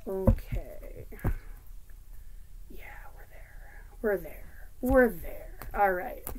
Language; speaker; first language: English; native; English